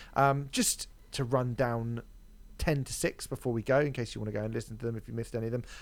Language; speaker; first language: English; native; English